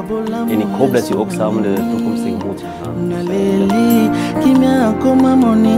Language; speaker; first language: Dutch; early bilingual, other home language; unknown